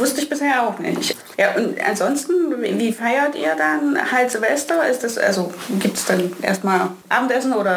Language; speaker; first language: German; native; German